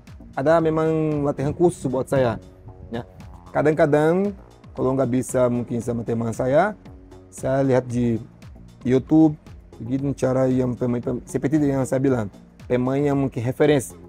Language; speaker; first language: Indonesian; non-native, learner; Portuguese